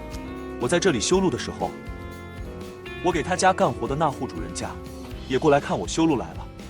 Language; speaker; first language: Chinese; native; Chinese